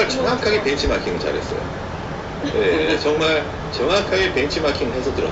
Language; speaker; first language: Korean; native; Korean